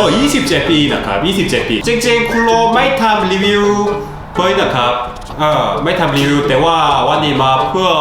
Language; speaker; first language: Thai; non-native, learner; Korean